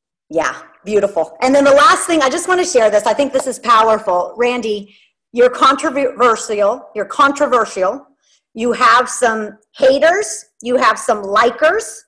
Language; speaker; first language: English; native; English